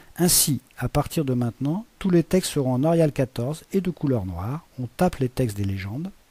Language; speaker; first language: French; native; French